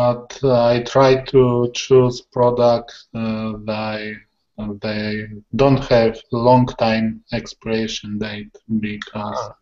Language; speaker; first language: English; non-native, learner; Polish